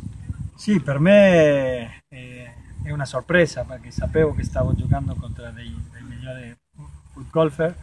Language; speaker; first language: Italian; non-native, fluent; Spanish